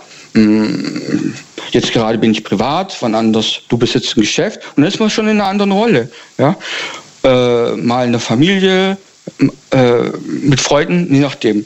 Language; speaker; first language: German; native; German